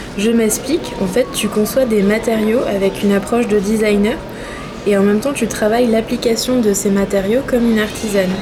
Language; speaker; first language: French; native; French